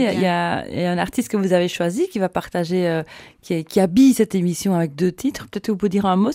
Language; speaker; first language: French; native; French